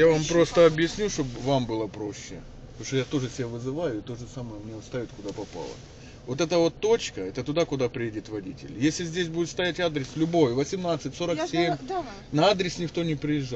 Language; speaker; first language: Russian; native; Russian